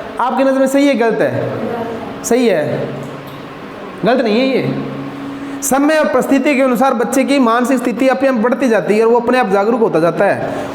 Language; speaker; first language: Hindi; non-native, local second language; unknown